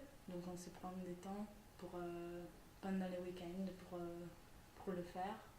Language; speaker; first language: French; non-native, fluent; Italian